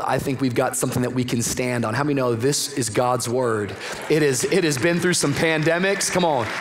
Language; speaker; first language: English; native; English